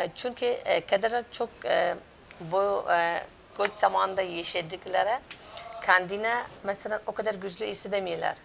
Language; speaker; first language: Turkish; non-native, fluent; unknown